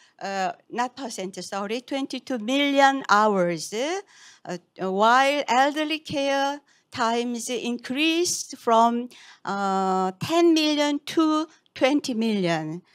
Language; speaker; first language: English; non-native, fluent; Korean